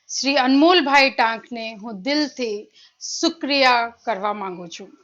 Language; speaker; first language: Gujarati; non-native, learner; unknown